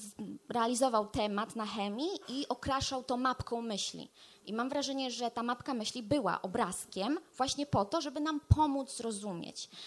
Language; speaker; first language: Polish; native; Polish